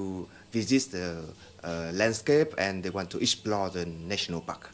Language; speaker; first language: English; non-native, fluent; Vietnamese